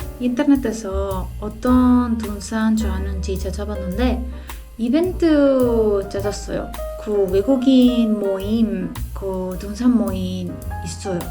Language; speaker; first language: Korean; non-native, learner; Spanish